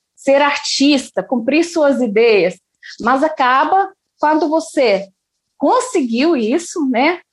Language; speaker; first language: Portuguese; non-native, fluent; Russian